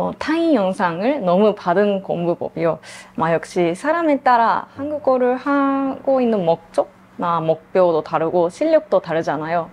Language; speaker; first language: Korean; non-native, fluent; Japanese